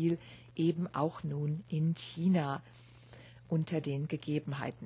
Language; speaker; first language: German; native; German